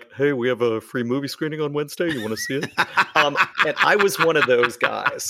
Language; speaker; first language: English; native; English